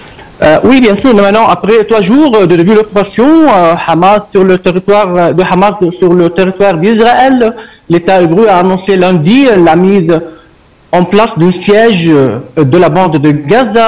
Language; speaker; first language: French; non-native, fluent; Arabic